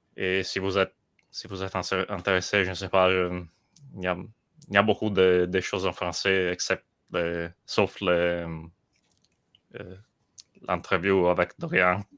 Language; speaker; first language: French; non-native, learner; Italian